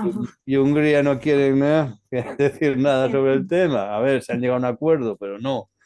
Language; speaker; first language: Spanish; native; Spanish